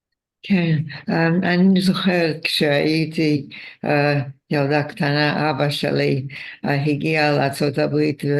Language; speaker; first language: Hebrew; non-native, fluent; Yiddish